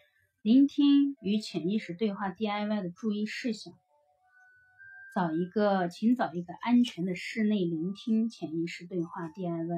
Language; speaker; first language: Chinese; native; Chinese